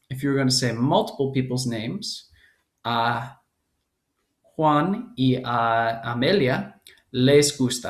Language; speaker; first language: Spanish; non-native, learner; English